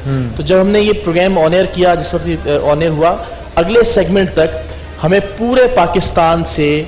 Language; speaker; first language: Urdu; native; Urdu